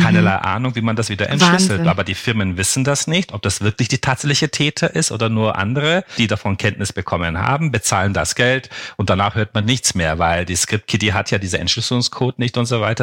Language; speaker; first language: German; non-native, fluent; Turkish